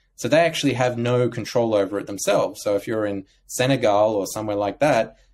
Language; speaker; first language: English; native; English